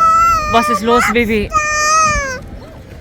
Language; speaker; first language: German; non-native, learner; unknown